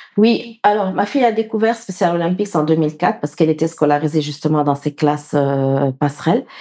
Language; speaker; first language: French; non-native, local second language; Wolof